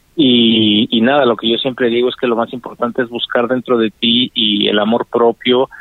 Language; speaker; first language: Spanish; native; Spanish